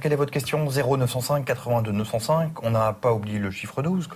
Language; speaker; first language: French; native; French